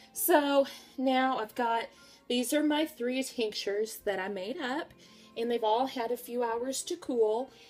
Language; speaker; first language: English; native; English